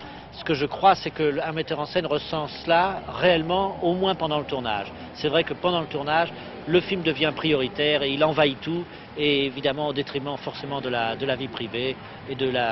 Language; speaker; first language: French; native; French